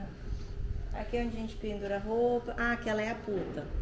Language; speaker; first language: Portuguese; native; Portuguese